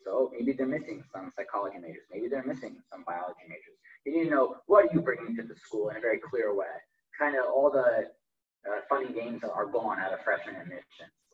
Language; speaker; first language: English; native; English